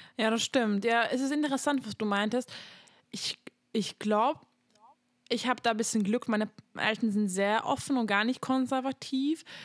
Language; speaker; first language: German; non-native, fluent; Hungarian